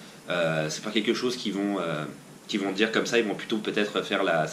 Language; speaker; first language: French; native; French